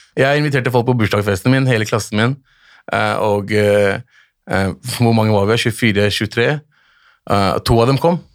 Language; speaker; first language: Norwegian; early bilingual, other home language; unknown